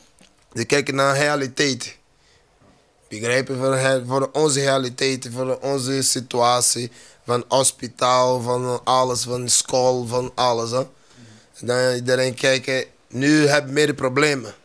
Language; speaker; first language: Dutch; non-native, learner; Portuguese